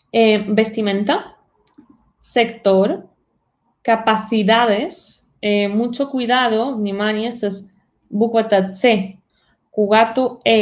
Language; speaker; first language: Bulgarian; non-native, fluent; Spanish